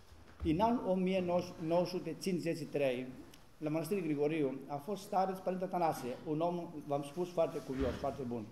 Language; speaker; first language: Romanian; non-native, learner; Greek